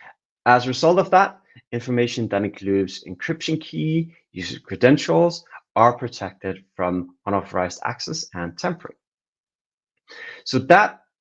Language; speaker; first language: English; non-native, fluent; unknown